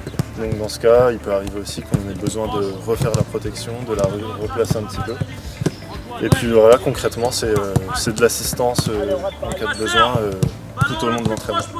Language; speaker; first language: French; native; French